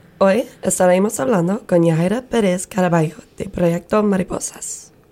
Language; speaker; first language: Spanish; non-native, learner; English